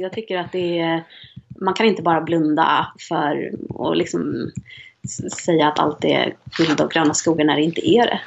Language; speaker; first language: Swedish; native; Swedish